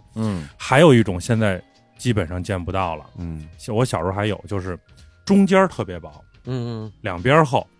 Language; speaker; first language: Chinese; native; Chinese